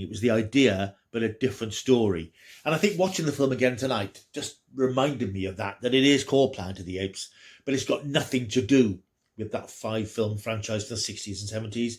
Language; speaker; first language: English; native; English